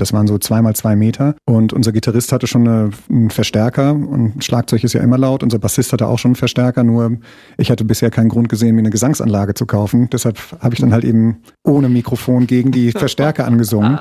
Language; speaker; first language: German; native; German